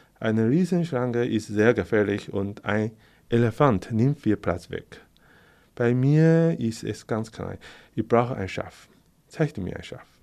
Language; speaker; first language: German; non-native, fluent; Chinese